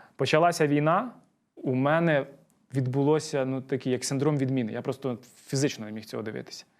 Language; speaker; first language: Ukrainian; native; Ukrainian